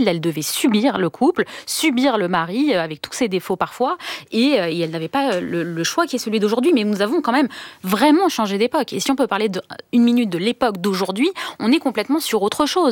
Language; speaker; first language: French; native; French